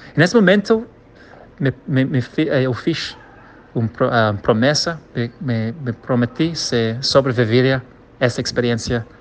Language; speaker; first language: Portuguese; non-native, learner; English